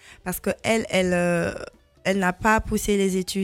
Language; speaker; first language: French; non-native, local second language; Mandingo